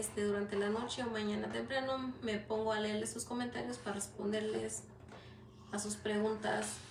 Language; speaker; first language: Spanish; early bilingual, heritage; Spanish